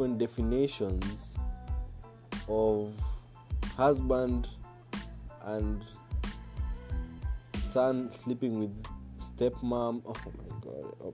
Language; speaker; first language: English; non-native, local second language; Swahili